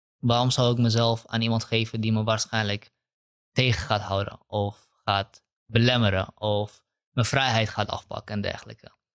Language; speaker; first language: Dutch; early bilingual, other home language; Kurdish